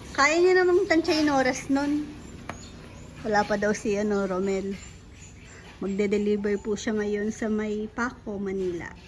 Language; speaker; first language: Filipino; native; Filipino